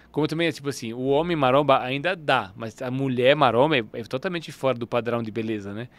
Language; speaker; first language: Portuguese; non-native, fluent; Italian